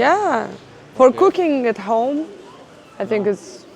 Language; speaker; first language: English; non-native, learner; Russian